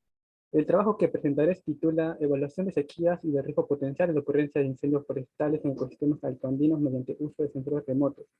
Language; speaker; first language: Spanish; native; Spanish